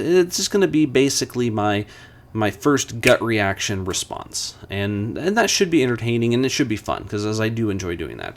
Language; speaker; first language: English; native; English